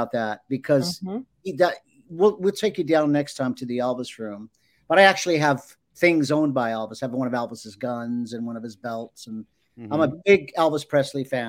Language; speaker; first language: English; native; English